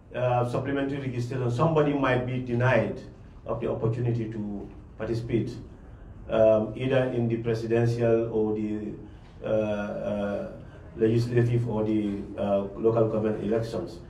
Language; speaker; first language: English; non-native, local second language; Mandingo